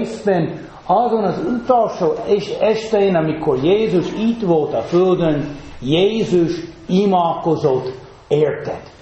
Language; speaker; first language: Hungarian; non-native, fluent; English